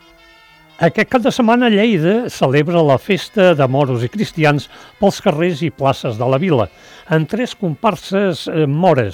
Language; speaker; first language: Catalan; native; Catalan